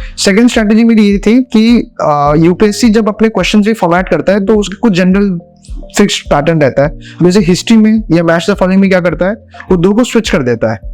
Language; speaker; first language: Hindi; native; Hindi